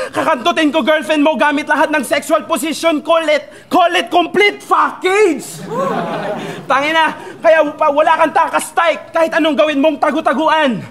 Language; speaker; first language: Filipino; non-native, local second language; Cebuano